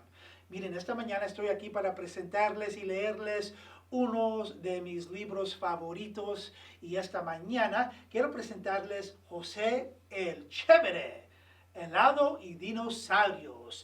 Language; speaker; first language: Spanish; early bilingual, other home language; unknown